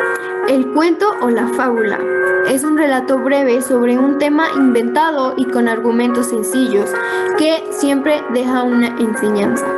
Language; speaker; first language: Spanish; native; Spanish